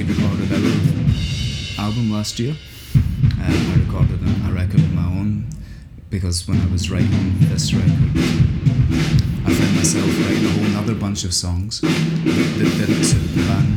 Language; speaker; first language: English; native; English